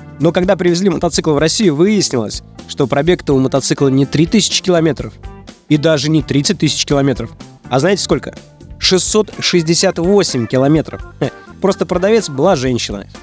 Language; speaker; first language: Russian; native; Russian